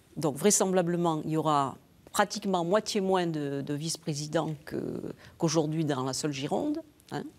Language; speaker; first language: French; native; French